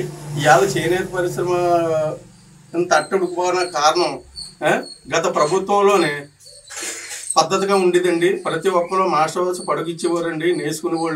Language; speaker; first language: Telugu; native; Telugu